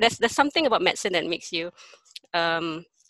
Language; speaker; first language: English; non-native, local second language; Malay